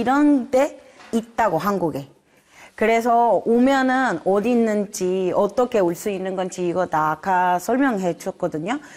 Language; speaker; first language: Korean; non-native, fluent; Spanish